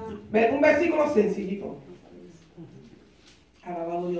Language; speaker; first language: Spanish; early bilingual, heritage; Spanish